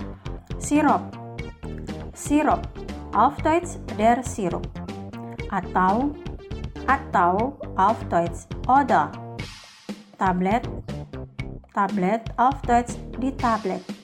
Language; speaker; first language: German; non-native, fluent; Indonesian